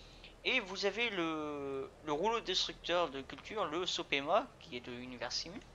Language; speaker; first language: French; native; French